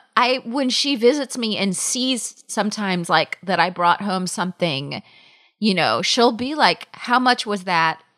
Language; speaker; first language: English; native; English